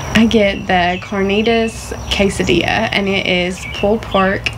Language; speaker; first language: English; native; English